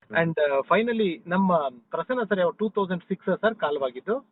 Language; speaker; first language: Kannada; native; Kannada